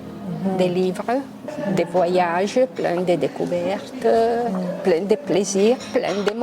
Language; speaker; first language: French; non-native, local second language; Italian